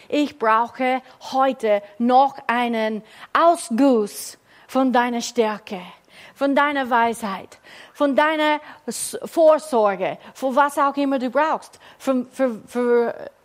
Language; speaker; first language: German; non-native, fluent; English